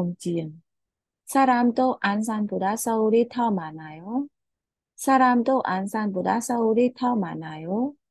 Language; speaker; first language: Korean; non-native, fluent; Khmer